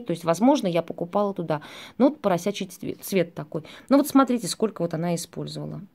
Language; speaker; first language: Russian; native; Russian